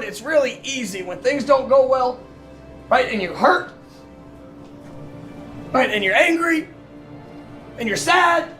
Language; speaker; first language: English; native; English